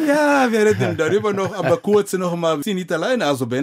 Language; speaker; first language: German; non-native, fluent; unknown